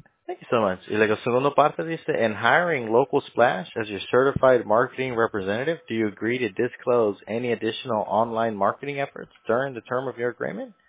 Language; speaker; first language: English; early bilingual, other home language; Spanish